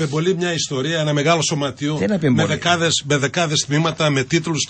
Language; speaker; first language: Greek; native; Greek